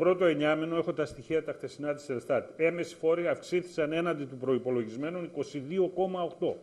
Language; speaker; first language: Greek; native; Greek